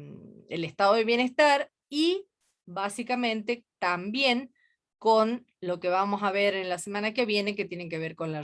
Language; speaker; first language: Spanish; native; Spanish